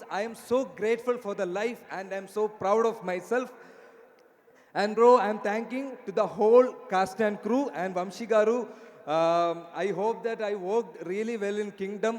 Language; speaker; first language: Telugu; non-native, learner; Malayalam